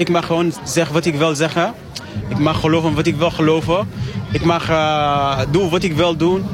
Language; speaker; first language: Dutch; non-native, fluent; Arabic